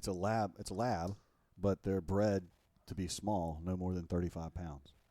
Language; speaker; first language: English; native; English